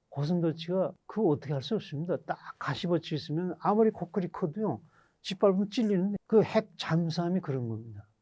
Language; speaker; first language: Korean; native; Korean